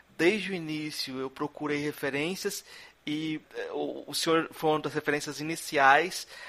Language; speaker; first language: Portuguese; native; Portuguese